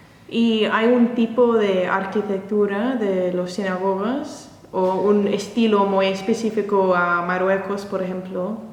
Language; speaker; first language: Spanish; non-native, learner; English